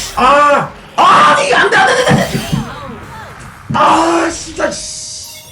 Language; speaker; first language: Korean; native; Korean